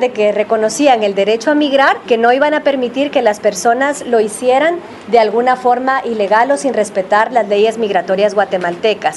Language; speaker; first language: Spanish; native; Spanish